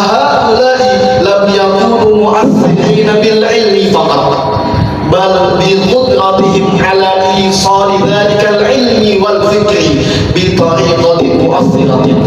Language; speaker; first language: Arabic; non-native, fluent; Indonesian